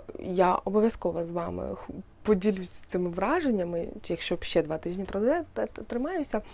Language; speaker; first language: Ukrainian; non-native, local second language; Russian